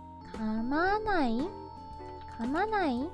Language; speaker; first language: Japanese; non-native, learner; English